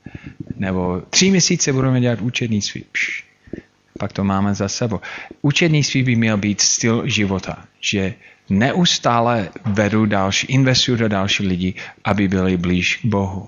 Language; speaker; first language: Czech; non-native, fluent; English